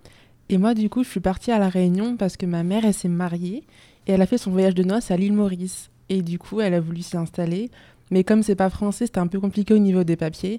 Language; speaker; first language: French; native; French